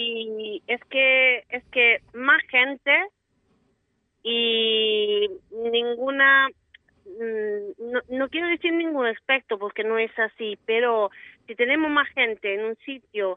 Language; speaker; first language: Spanish; non-native, fluent; Italian